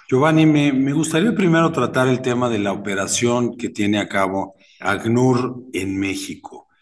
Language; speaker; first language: Spanish; native; Spanish